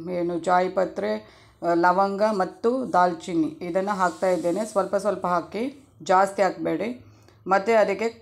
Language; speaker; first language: Kannada; non-native, local second language; Tulu